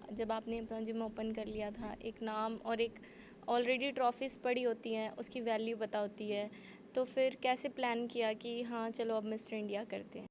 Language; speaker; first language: Hindi; native; Hindi